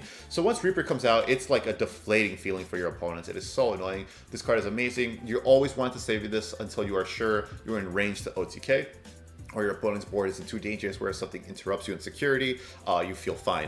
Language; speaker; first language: English; native; English